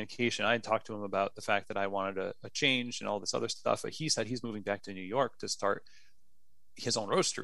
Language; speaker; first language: English; native; English